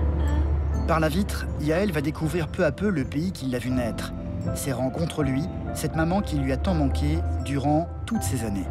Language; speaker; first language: French; native; French